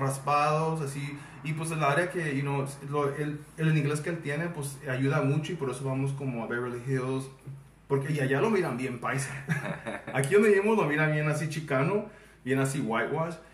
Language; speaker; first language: Spanish; early bilingual, heritage; Spanish